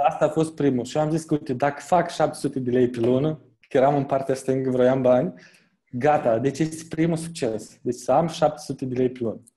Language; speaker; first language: Romanian; native; Romanian